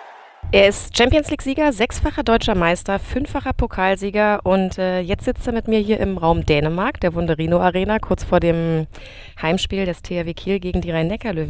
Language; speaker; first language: German; native; German